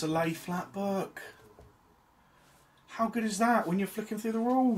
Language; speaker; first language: English; native; English